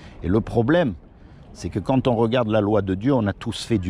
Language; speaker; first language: French; native; French